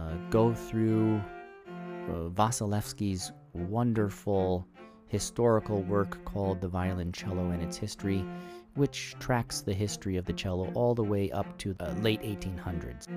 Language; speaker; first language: English; native; English